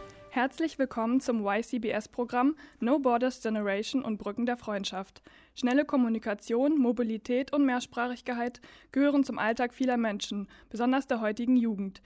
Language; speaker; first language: German; native; German